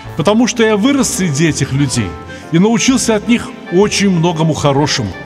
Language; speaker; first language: Russian; native; Russian